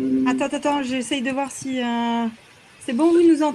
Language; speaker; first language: French; native; French